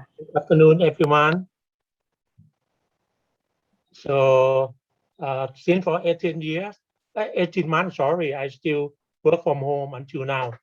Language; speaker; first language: English; non-native, fluent; Thai